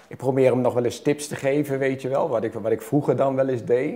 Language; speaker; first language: Dutch; native; Dutch